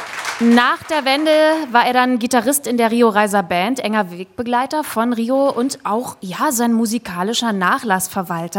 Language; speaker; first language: German; native; German